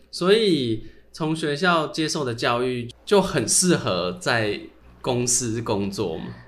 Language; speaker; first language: Chinese; native; Chinese